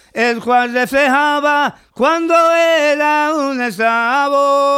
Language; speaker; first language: Spanish; early bilingual, heritage; Spanish